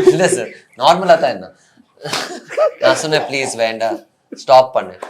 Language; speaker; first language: Tamil; non-native, fluent; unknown